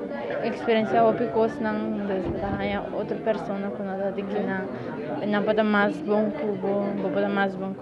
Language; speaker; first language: Portuguese; non-native, learner; Papiamento